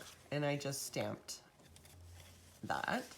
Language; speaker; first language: English; native; English